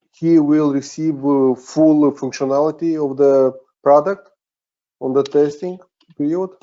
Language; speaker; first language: English; non-native, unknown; Romanian